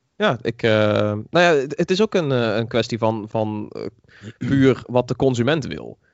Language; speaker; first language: Dutch; native; Dutch